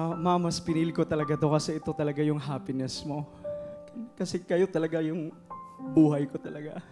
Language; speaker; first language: Filipino; non-native, local second language; Cebuano